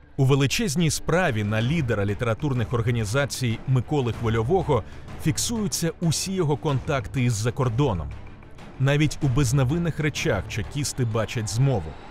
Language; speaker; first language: Ukrainian; native; Ukrainian